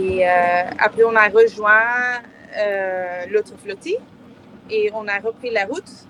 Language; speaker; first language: French; non-native, fluent; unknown